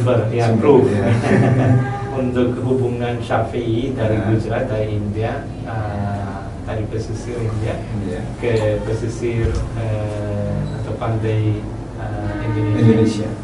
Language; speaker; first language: Indonesian; non-native, learner; Malayalam